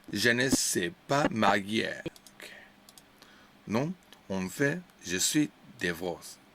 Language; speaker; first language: French; non-native, learner; English